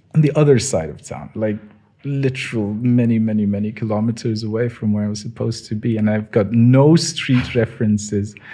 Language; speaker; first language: English; non-native, local second language; Tswana